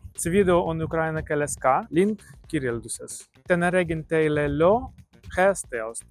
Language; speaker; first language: Estonian; non-native, learner; Ukrainian